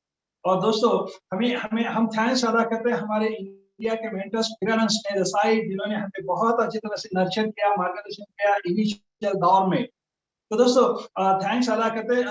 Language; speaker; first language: Hindi; native; Hindi